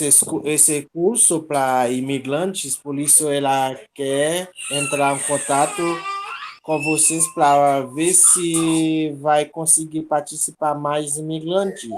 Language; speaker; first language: Portuguese; non-native, local second language; Haitian Creole